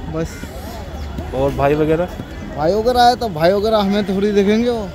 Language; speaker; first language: Hindi; native; Hindi